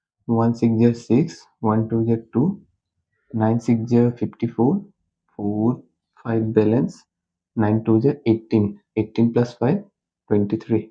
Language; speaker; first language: English; non-native, local second language; Hindi